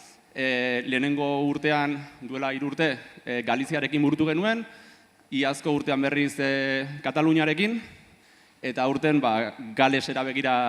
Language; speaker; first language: Basque; native; Basque